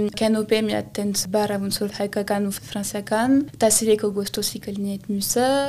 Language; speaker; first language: Armenian; early bilingual, heritage; Armenian